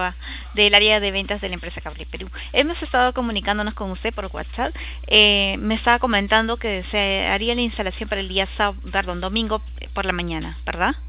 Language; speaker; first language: Spanish; native; Spanish